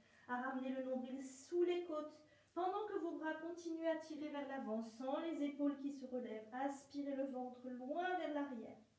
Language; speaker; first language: French; native; French